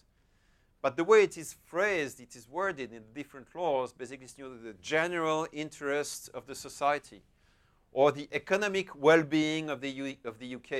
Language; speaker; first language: English; non-native, fluent; French